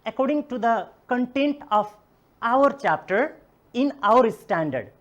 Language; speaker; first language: English; non-native, local second language; Nepali